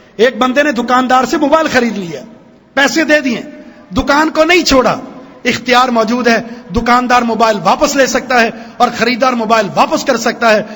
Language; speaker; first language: Urdu; native; Urdu